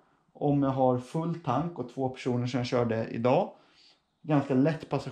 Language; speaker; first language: Swedish; native; Swedish